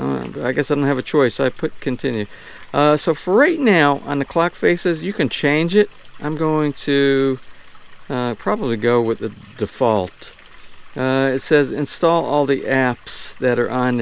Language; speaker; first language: English; native; English